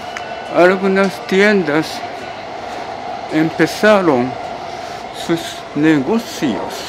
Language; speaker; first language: Spanish; non-native, learner; Japanese